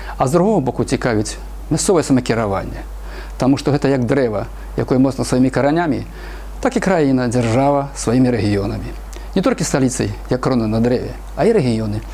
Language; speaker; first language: Belarusian; native; Belarusian